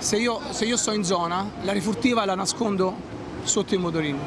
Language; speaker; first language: Italian; native; Italian